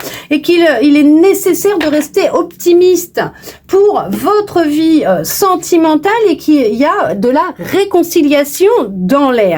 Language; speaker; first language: French; native; French